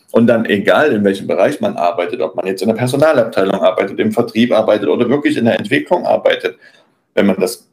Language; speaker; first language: German; native; German